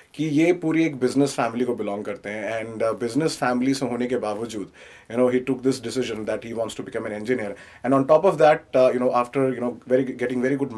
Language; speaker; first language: Hindi; native; Hindi